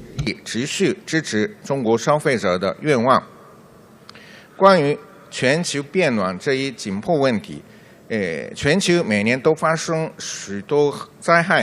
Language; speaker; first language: Chinese; non-native, fluent; Japanese